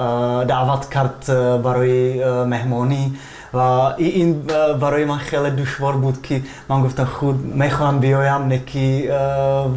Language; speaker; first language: Persian; non-native, fluent; Czech